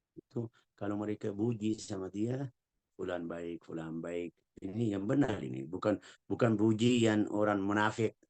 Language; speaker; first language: Indonesian; non-native, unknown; Arabic